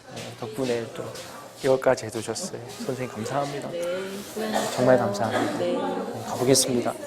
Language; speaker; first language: Korean; native; Korean